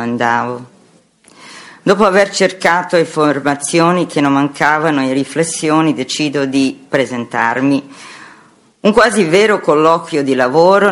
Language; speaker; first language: Italian; non-native, fluent; Croatian